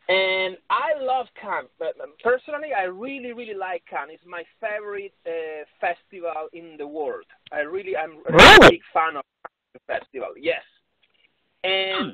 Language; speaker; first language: English; non-native, fluent; Italian